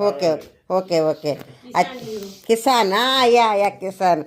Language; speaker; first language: Hindi; non-native, learner; Telugu